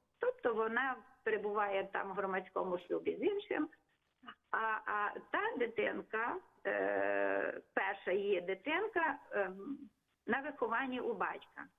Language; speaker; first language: Ukrainian; non-native, local second language; Hungarian